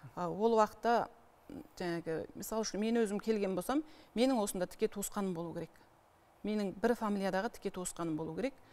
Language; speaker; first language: Kazakh; early bilingual, heritage; Kazakh